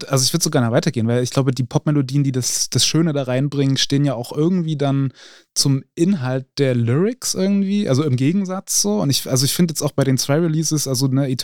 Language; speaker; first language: German; native; German